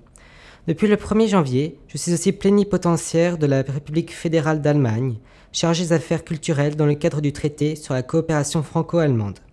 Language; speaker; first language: French; native; French